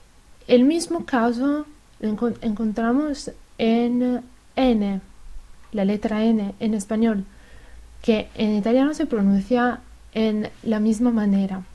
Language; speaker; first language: Spanish; non-native, fluent; Italian